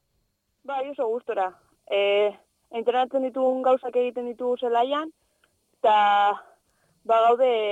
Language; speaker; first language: Basque; non-native, local second language; Spanish